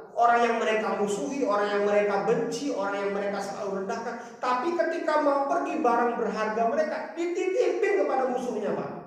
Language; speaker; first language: Indonesian; non-native, local second language; Batak Toba